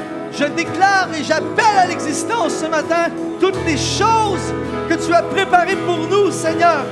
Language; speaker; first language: French; native; French